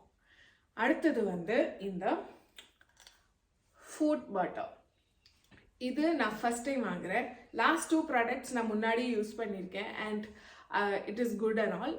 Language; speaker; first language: Tamil; non-native, local second language; Malayalam